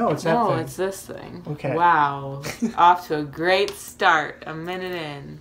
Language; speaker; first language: English; native; English